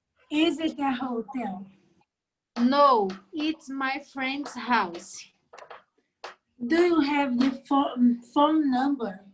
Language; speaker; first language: English; non-native, learner; Portuguese